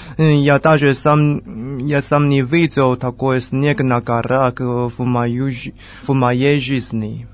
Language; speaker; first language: Russian; non-native, learner; Chinese